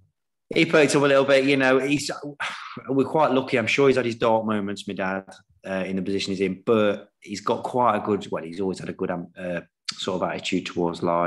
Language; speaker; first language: English; native; English